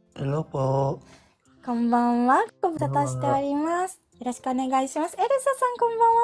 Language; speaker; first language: Japanese; non-native, fluent; Filipino